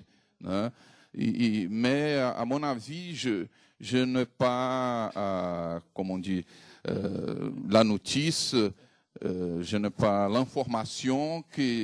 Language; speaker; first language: French; non-native, fluent; Portuguese